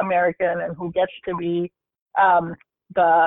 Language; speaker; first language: English; non-native, local second language; Urdu